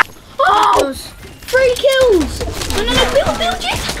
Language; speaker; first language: English; native; English